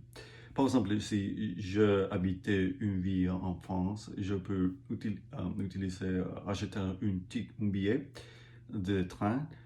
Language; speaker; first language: French; non-native, learner; English